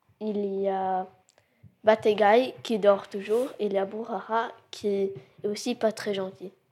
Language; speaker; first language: French; non-native, learner; English